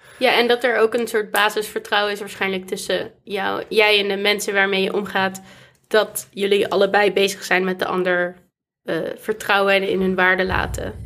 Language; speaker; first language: Dutch; native; Dutch